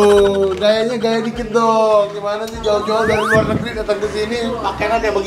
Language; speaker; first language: Indonesian; native; Indonesian